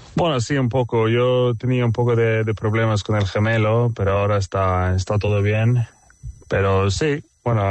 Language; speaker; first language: Spanish; non-native, fluent; Swedish